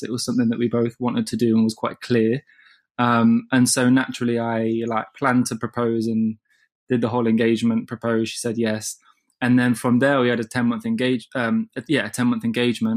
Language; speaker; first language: English; native; English